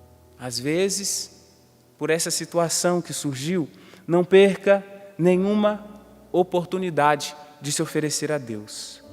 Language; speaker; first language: Portuguese; native; Portuguese